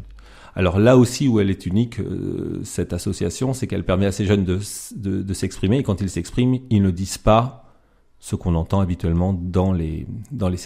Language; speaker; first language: French; native; French